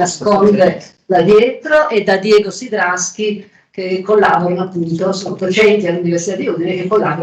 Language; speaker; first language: Italian; native; Italian